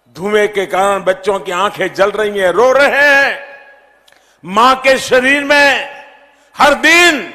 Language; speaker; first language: Hindi; non-native, local second language; Gujarati